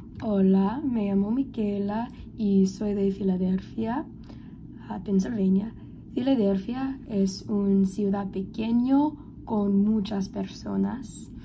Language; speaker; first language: Spanish; non-native, learner; English